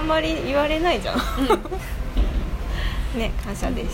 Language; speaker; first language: Japanese; native; Japanese